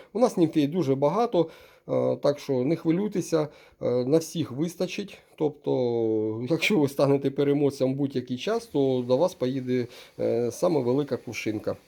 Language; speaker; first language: Ukrainian; non-native, local second language; Russian